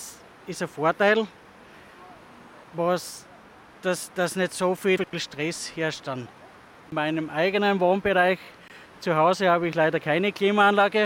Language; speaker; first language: German; native; German